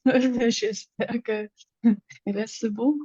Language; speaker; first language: French; non-native, learner; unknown